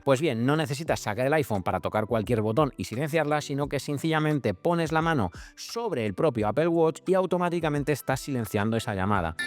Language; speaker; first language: Spanish; native; Spanish